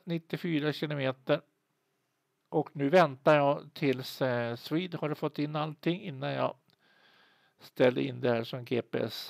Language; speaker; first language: Swedish; native; Swedish